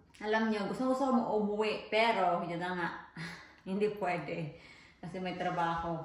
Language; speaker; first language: Filipino; non-native, local second language; Cebuano